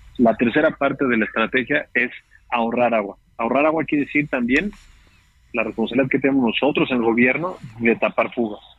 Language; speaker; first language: Spanish; native; Spanish